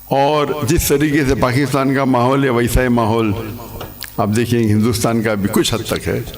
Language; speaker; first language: Urdu; non-native, local second language; English